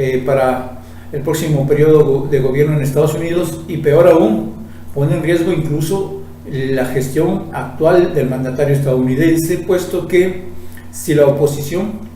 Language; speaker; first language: Spanish; native; Spanish